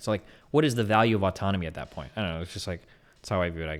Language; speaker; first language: English; native; English